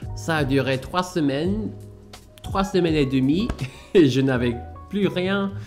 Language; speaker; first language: French; non-native, fluent; English